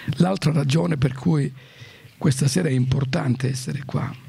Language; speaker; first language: Italian; native; Italian